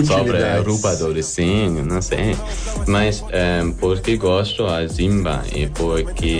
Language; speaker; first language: Portuguese; non-native, learner; German